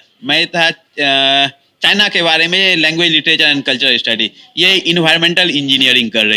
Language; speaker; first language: Hindi; native; Hindi